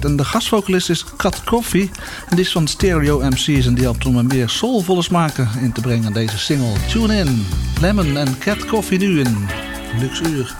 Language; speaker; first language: Dutch; native; Dutch